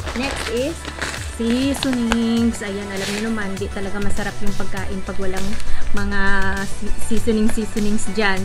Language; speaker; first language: Filipino; native; Filipino